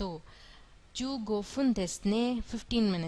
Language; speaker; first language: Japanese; non-native, fluent; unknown